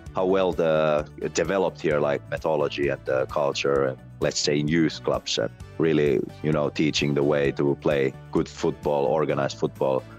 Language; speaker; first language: English; non-native, fluent; Finnish